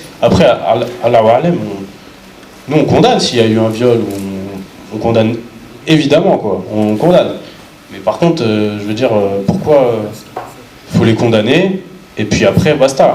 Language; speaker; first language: French; native; French